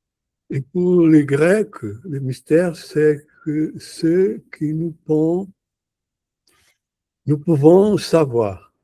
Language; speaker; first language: French; non-native, learner; Portuguese